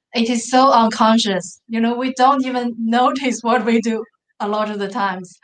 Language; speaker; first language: English; non-native, fluent; Chinese